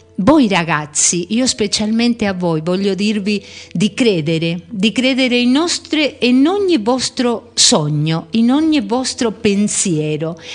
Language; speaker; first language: Italian; early bilingual, heritage; Spanish